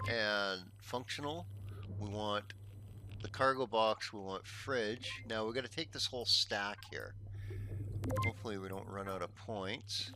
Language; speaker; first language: English; native; English